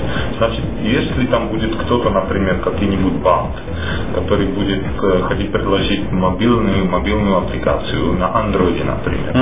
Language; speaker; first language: Russian; non-native, fluent; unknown